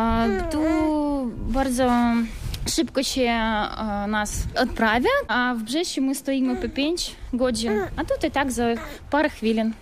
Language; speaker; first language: Polish; non-native, learner; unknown